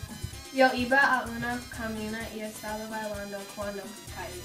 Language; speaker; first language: Spanish; non-native, learner; English